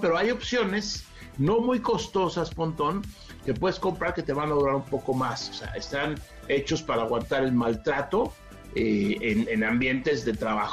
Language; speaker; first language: Spanish; native; Spanish